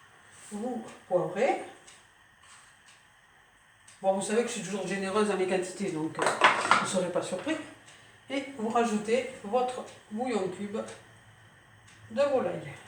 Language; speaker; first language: French; native; French